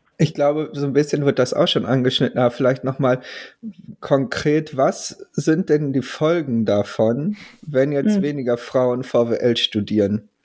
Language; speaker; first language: German; native; German